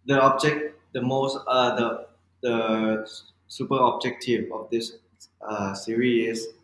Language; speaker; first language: English; non-native, learner; Thai